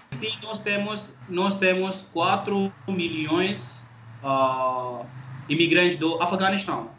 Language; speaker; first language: Portuguese; non-native, learner; Urdu